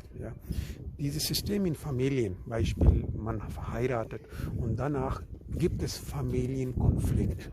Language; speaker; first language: German; non-native, learner; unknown